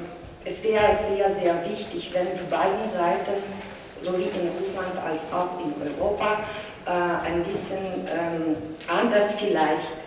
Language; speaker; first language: German; non-native, fluent; Russian